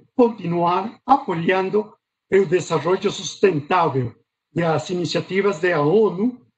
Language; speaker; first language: Portuguese; non-native, learner; Spanish